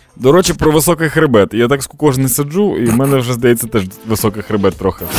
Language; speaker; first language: Ukrainian; non-native, local second language; Russian